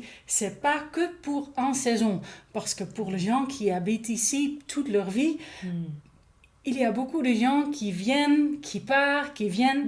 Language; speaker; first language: French; non-native, learner; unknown